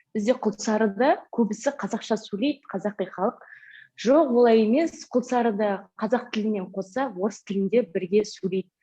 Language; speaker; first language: Kazakh; native; Kazakh